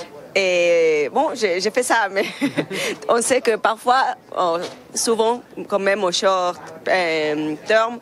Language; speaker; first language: French; non-native, fluent; Spanish